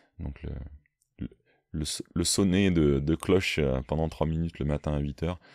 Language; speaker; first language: French; native; French